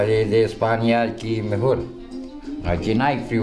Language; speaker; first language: Spanish; non-native, learner; Romanian